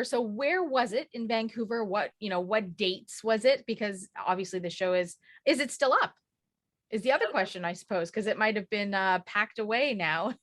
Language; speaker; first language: English; native; English